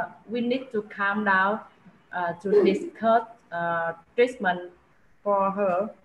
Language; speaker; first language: English; non-native, learner; Vietnamese